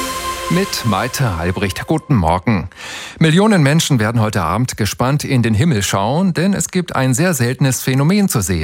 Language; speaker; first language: German; native; German